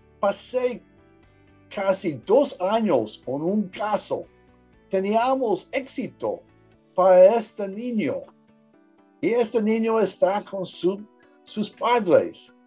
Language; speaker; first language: Spanish; early bilingual, heritage; English